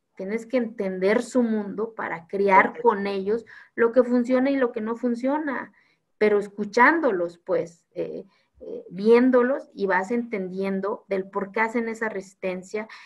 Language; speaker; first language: Spanish; non-native, local second language; Zapotec